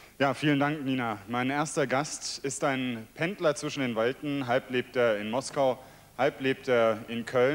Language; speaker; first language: German; native; German